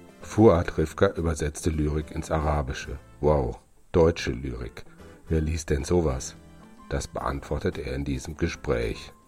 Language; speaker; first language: German; native; German